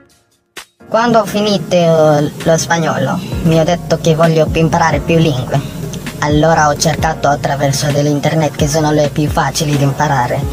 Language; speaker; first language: Italian; non-native, learner; Filipino